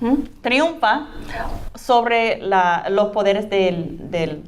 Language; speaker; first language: Spanish; non-native, fluent; English